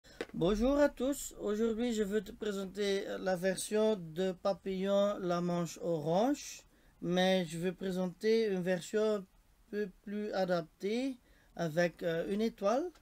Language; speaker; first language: French; non-native, local second language; Dutch